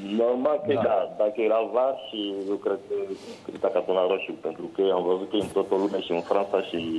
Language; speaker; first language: Romanian; non-native, learner; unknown